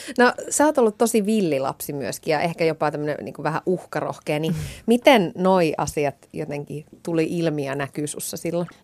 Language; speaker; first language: Finnish; native; Finnish